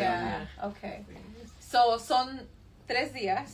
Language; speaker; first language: Spanish; early bilingual, heritage; Spanish